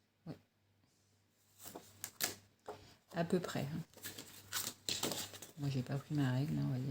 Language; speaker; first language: French; native; French